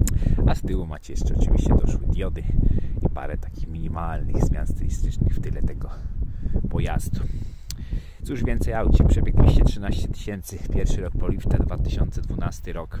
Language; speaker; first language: Polish; native; Polish